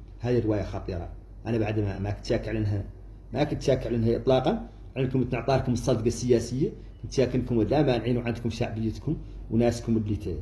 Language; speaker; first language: Arabic; native; Arabic